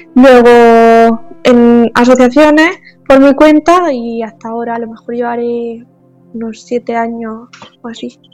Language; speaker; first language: Spanish; native; Spanish